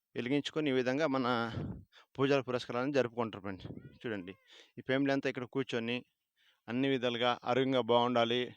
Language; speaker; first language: Telugu; native; Telugu